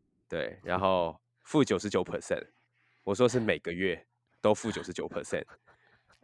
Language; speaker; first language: Chinese; native; Chinese